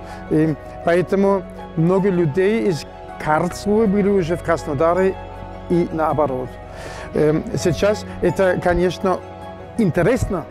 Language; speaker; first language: Russian; non-native, fluent; German